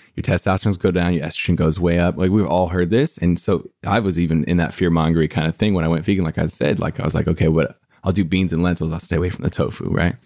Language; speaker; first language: English; native; English